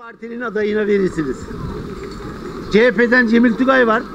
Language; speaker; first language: Turkish; native; Turkish